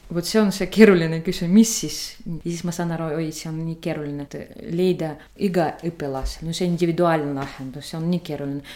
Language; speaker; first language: Estonian; non-native, fluent; Russian